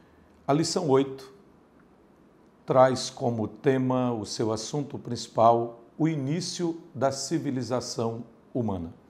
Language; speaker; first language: Portuguese; native; Portuguese